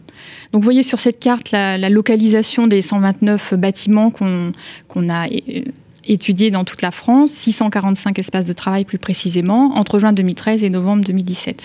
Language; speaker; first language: French; native; French